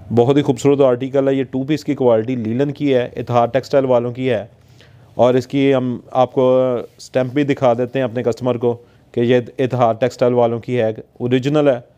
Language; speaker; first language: Urdu; non-native, local second language; Punjabi